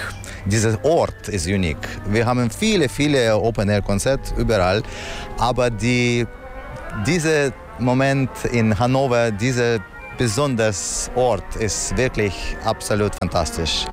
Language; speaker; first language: German; non-native, fluent; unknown